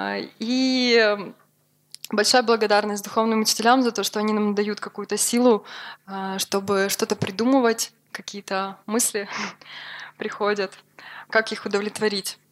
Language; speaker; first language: Russian; native; Russian